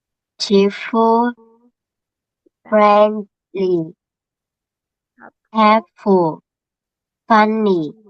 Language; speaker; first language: English; non-native, learner; Vietnamese